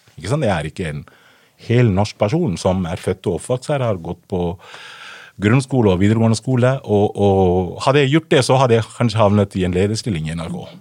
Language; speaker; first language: Norwegian; non-native, fluent; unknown